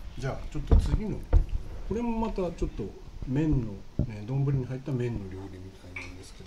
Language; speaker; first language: Japanese; native; Japanese